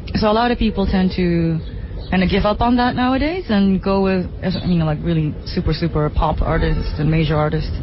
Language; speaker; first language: English; early bilingual, other home language; Japanese